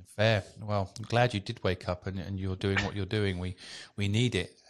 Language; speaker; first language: English; native; English